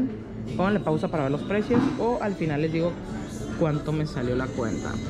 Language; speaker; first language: Spanish; native; Spanish